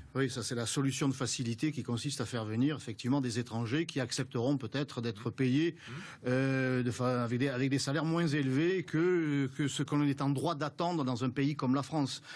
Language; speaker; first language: French; native; French